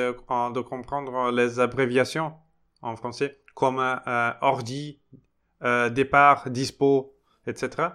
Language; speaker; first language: French; non-native, fluent; Portuguese